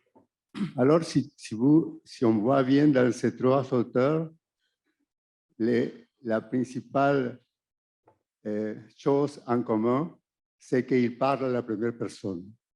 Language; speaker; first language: French; non-native, fluent; Spanish